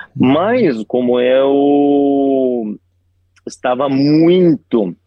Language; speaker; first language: Portuguese; non-native, fluent; Arabic